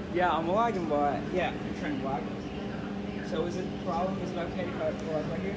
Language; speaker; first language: English; non-native, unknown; Turkish